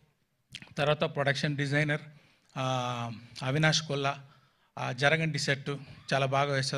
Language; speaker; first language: Telugu; non-native, fluent; Tamil